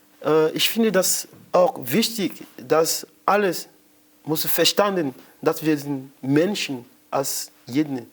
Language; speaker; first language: German; non-native, learner; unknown